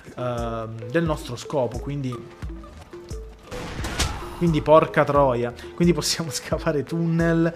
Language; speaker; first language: Italian; native; Italian